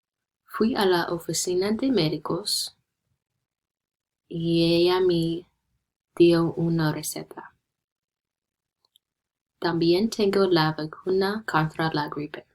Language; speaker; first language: Spanish; non-native, learner; English